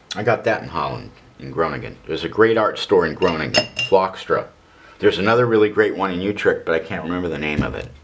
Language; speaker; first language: English; native; English